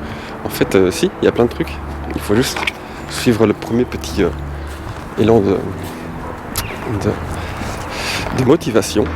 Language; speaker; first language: French; native; French